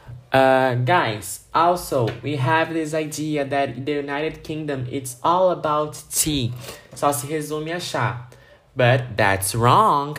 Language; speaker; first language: English; non-native, fluent; Portuguese